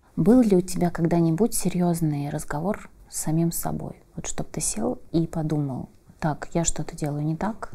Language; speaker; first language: Russian; native; Russian